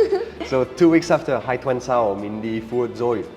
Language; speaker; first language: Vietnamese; non-native, learner; French